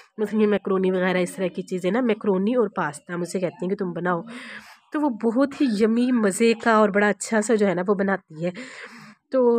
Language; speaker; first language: Urdu; non-native, local second language; Punjabi